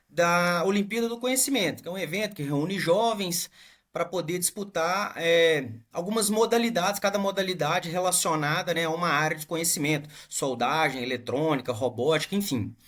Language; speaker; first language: Portuguese; native; Portuguese